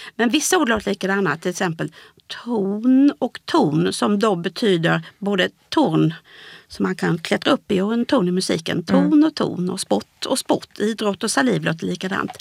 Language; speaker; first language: Swedish; native; Swedish